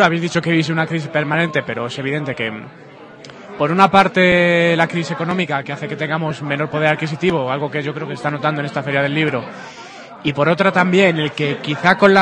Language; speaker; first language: Spanish; native; Spanish